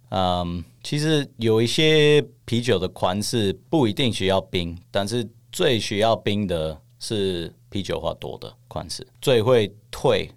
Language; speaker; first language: Chinese; non-native, fluent; English